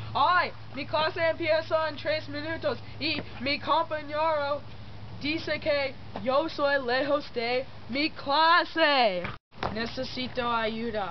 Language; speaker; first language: Spanish; non-native, learner; English